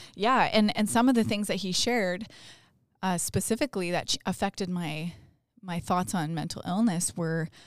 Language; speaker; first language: English; native; English